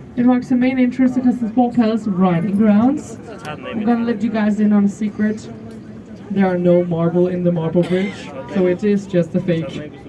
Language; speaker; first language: English; non-native, fluent; Danish